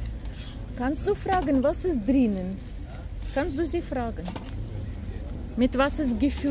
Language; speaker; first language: German; non-native, learner; Russian